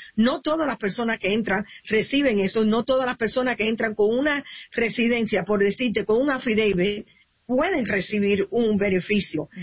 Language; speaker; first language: Spanish; early bilingual, heritage; Spanish